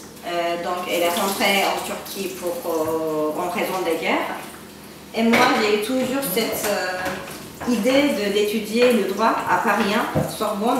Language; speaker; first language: French; non-native, fluent; Turkish